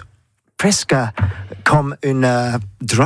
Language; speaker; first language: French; non-native, learner; English